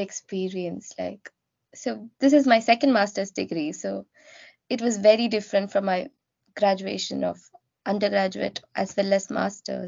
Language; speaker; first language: English; non-native, local second language; Malayalam